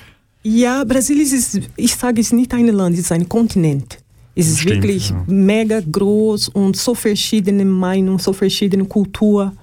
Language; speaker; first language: German; non-native, learner; Portuguese